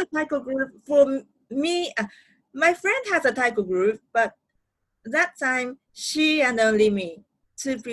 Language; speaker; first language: English; non-native, learner; Japanese